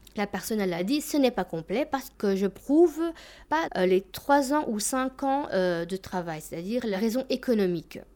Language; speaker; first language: French; early bilingual, other home language; Albanian